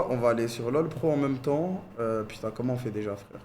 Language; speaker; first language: French; native; French